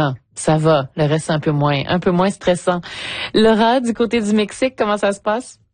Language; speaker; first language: French; native; French